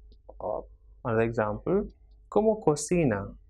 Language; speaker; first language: Spanish; non-native, fluent; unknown